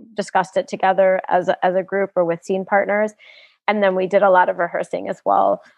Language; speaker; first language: English; native; English